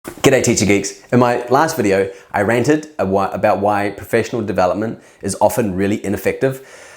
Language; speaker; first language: English; native; English